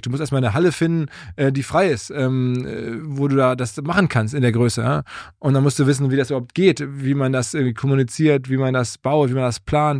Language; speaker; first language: German; native; German